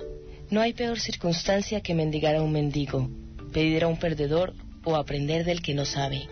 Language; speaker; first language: Spanish; native; Spanish